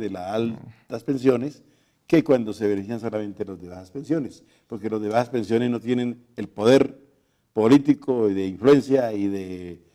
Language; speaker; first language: Spanish; native; Spanish